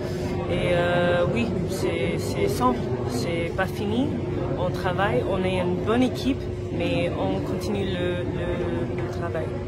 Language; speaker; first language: French; non-native, local second language; Haitian Creole